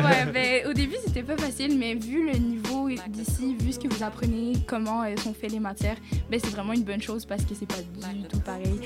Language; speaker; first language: French; native; French